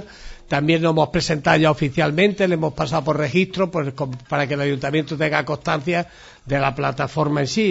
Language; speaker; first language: Spanish; native; Spanish